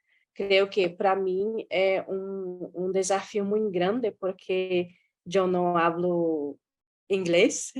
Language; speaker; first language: Spanish; non-native, fluent; Guarani